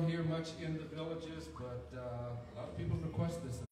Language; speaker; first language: English; native; English